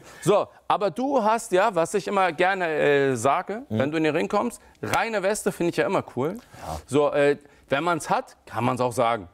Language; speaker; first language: German; early bilingual, other home language; Turkish